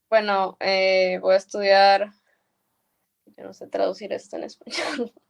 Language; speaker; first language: Spanish; early bilingual, heritage; Spanish